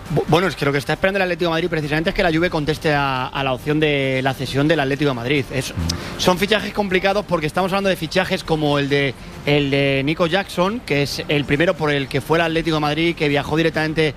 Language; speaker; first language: Spanish; native; Spanish